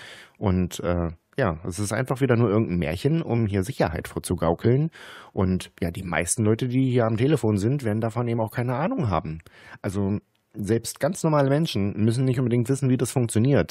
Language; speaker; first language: German; native; German